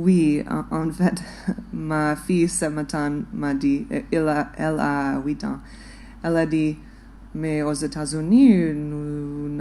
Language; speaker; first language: French; non-native, fluent; English